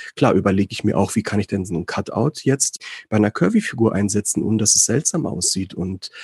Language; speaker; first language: German; early bilingual, other home language; Greek